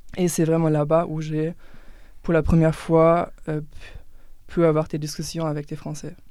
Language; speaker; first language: French; non-native, fluent; German